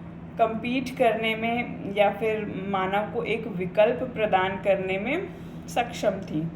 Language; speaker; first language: Hindi; native; Hindi